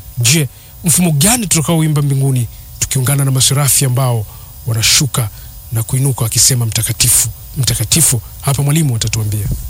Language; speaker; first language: Swahili; native; Swahili